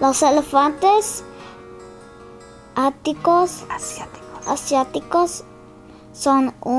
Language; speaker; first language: Spanish; early bilingual, heritage; Spanish